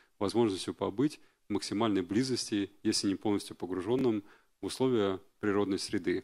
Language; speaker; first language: Russian; native; Russian